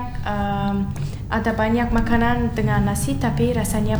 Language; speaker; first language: Indonesian; non-native, learner; Turkmen